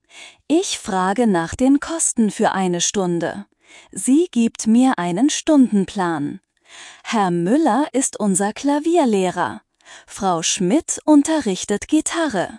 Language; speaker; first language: German; non-native, fluent; Turkish